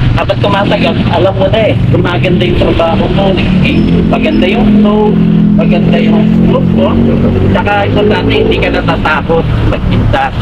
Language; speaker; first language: Filipino; native; Filipino